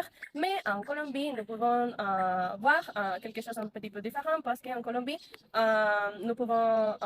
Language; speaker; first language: French; non-native, learner; Spanish